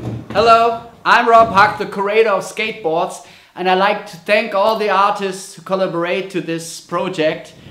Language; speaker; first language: English; non-native, learner; German